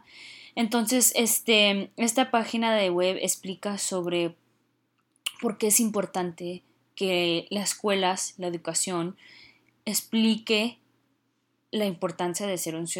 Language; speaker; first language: Spanish; early bilingual, heritage; Spanish